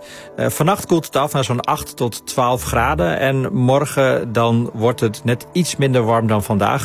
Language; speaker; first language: Dutch; native; Dutch